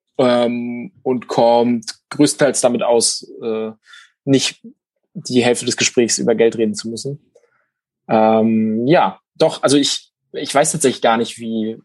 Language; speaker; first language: German; native; German